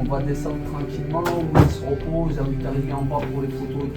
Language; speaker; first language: French; native; French